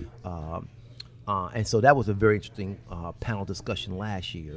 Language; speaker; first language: English; native; English